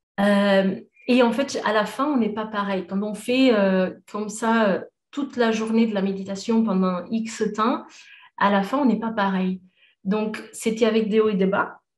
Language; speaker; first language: French; non-native, fluent; Portuguese